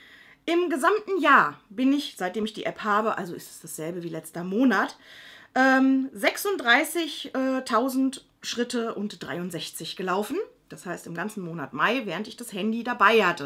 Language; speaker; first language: German; native; German